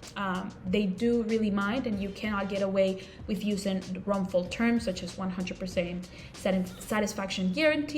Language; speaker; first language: English; non-native, local second language; Spanish